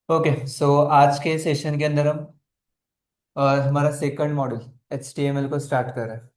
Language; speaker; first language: Hindi; non-native, local second language; Marathi